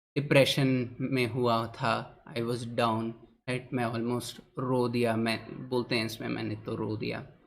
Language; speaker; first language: Hindi; non-native, local second language; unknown